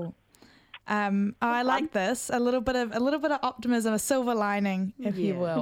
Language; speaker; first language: English; native; English